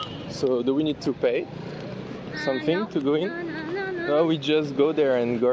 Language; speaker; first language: English; non-native, learner; French